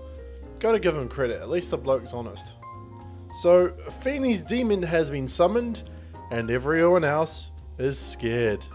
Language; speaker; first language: English; native; English